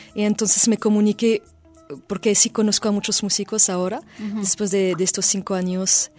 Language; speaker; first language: Spanish; non-native, fluent; French